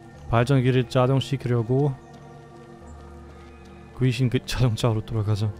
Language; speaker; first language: Korean; non-native, learner; German